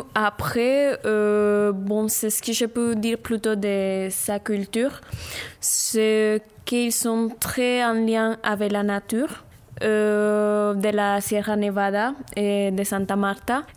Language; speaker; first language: French; non-native, learner; Spanish